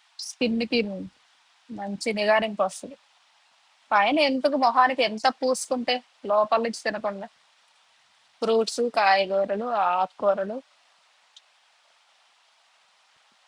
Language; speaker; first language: Telugu; native; Telugu